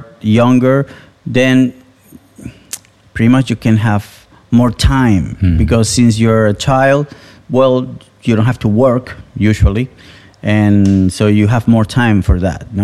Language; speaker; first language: English; non-native, fluent; Spanish